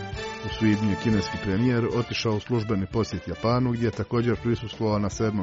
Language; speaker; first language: Croatian; native; Croatian